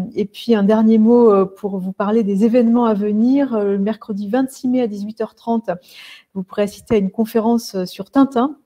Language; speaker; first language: French; native; French